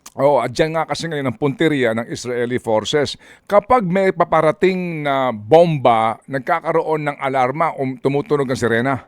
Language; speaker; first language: Filipino; native; Filipino